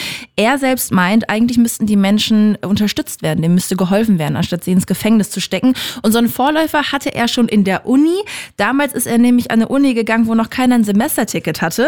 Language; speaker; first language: German; native; German